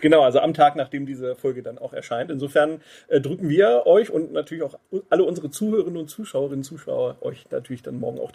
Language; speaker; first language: German; native; German